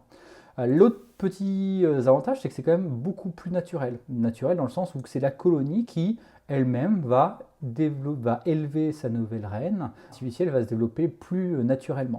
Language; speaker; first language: French; native; French